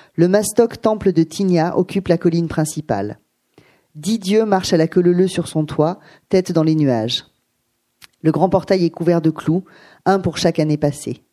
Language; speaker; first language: French; native; French